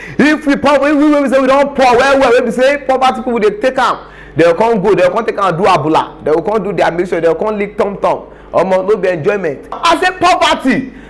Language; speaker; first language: Nigerian Pidgin; non-native, local second language; Yoruba